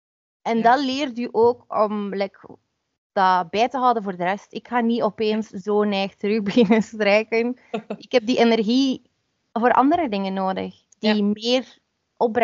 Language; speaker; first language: Dutch; native; Dutch